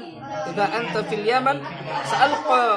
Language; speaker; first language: Arabic; non-native, learner; Indonesian